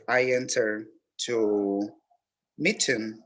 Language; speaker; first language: English; non-native, learner; Portuguese